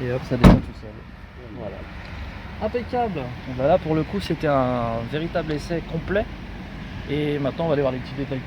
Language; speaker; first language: French; native; French